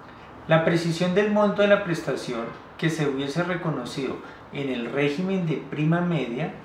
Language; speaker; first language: Spanish; native; Spanish